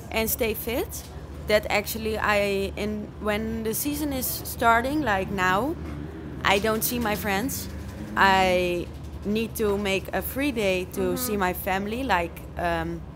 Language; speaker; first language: English; non-native, fluent; Dutch